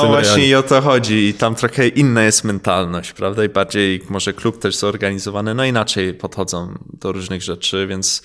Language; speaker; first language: Polish; early bilingual, heritage; Polish